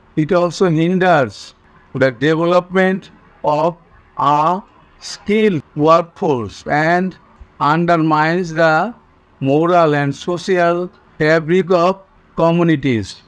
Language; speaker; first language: English; non-native, learner; Bangla